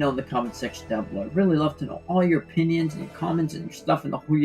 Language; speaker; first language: English; native; English